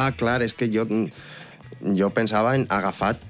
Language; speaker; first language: Catalan; non-native, local second language; Spanish